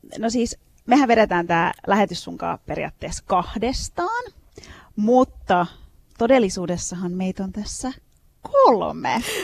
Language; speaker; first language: Finnish; early bilingual, other home language; Turkish